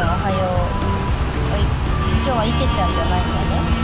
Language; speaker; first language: Japanese; native; Japanese